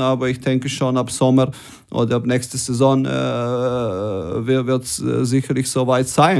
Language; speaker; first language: German; non-native, fluent; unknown